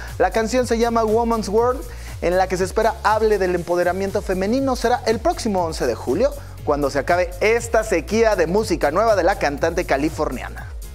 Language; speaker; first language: Spanish; native; Spanish